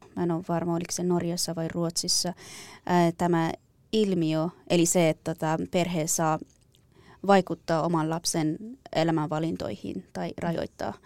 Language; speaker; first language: Finnish; non-native, fluent; Persian